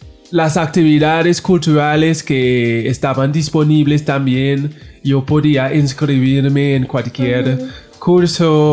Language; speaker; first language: Spanish; non-native, fluent; English